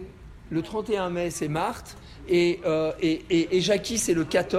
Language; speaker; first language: French; native; French